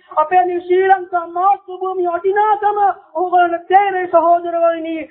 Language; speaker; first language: Sinhala; non-native, local second language; Tamil